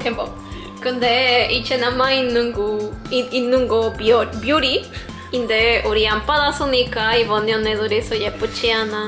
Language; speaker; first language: Spanish; native; Spanish